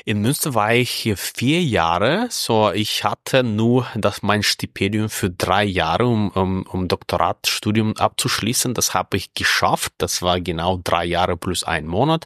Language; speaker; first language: German; non-native, fluent; Russian